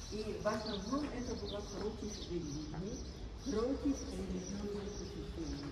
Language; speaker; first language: Russian; non-native, fluent; Albanian